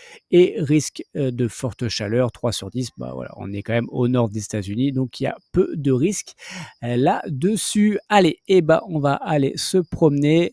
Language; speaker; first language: French; native; French